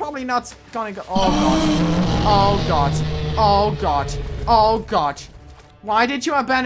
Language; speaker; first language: English; native; English